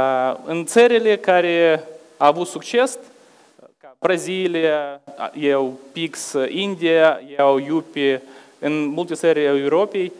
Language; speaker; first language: Romanian; non-native, local second language; Russian